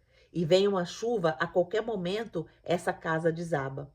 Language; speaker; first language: Portuguese; native; Portuguese